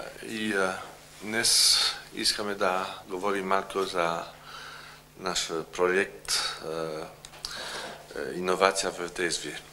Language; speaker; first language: Bulgarian; non-native, learner; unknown